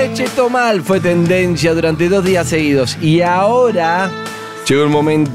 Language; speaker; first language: Spanish; native; Spanish